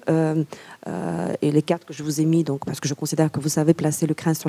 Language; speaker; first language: French; non-native, fluent; Ukrainian